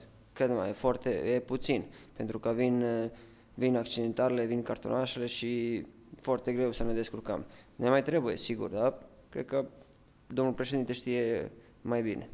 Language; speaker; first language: Romanian; non-native, fluent; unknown